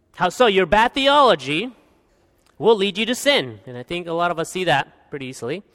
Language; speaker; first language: English; early bilingual, other home language; Spanish